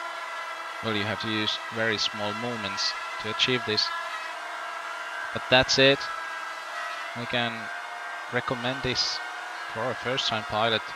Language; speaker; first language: English; non-native, fluent; Finnish